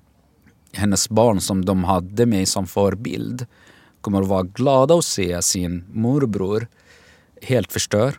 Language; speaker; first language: Swedish; non-native, fluent; Arabic